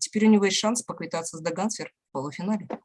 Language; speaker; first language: Russian; native; Russian